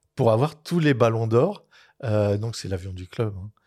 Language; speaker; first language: French; native; French